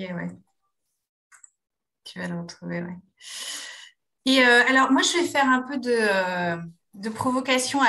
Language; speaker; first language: French; native; French